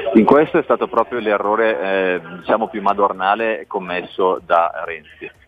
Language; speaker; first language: Italian; native; Italian